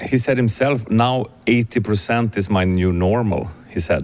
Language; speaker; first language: English; non-native, fluent; Swedish